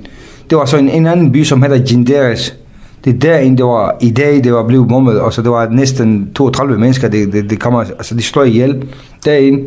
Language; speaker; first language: Danish; non-native, fluent; Kurdish